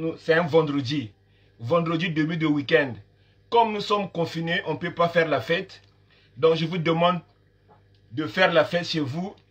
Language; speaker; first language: French; non-native, local second language; Lingala